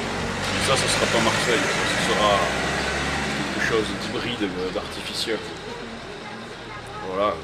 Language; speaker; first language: French; native; French